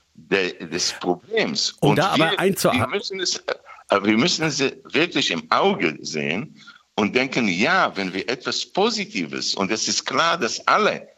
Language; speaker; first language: German; non-native, fluent; Hebrew